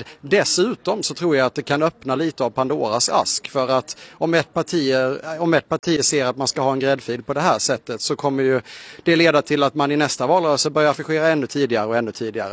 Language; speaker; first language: Swedish; native; Swedish